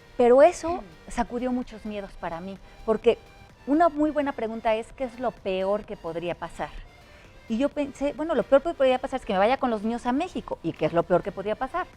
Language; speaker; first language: Spanish; native; Spanish